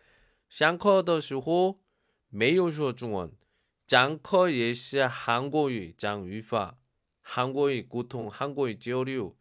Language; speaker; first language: Chinese; non-native, learner; Korean